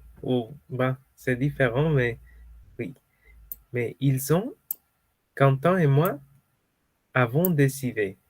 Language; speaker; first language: French; non-native, fluent; Spanish